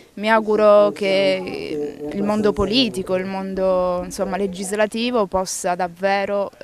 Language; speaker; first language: Italian; native; Italian